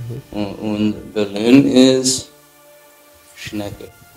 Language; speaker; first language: German; non-native, learner; English